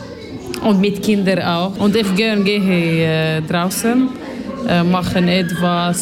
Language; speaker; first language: German; non-native, learner; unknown